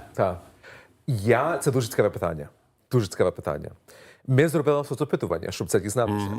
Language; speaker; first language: Ukrainian; early bilingual, heritage; Ukrainian